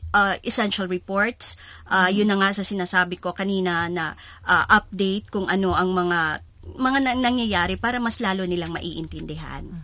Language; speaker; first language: Filipino; non-native, local second language; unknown